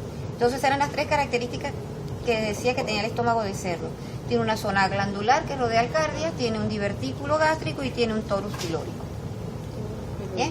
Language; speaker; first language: Spanish; native; Spanish